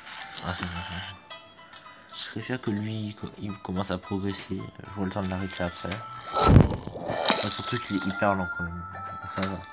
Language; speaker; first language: French; native; French